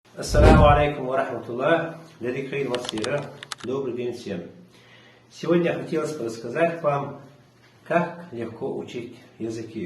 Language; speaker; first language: Russian; non-native, local second language; Chechen